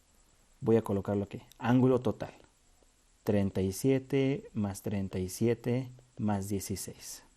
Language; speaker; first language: Spanish; native; Spanish